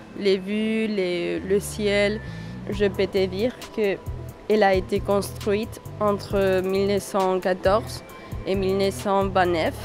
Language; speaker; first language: French; non-native, fluent; Spanish